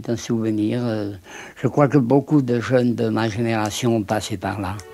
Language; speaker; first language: French; native; French